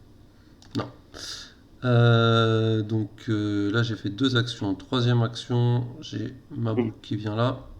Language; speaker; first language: French; native; French